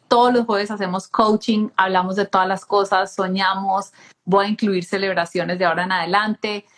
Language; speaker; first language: Spanish; native; Spanish